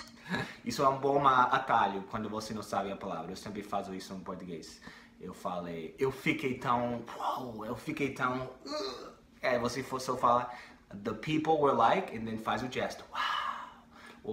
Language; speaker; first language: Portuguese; non-native, fluent; English